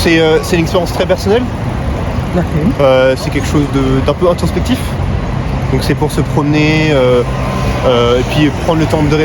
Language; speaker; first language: French; native; French